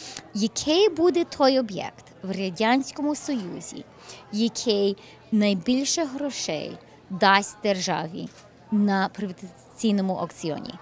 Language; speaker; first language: Ukrainian; early bilingual, heritage; Ukrainian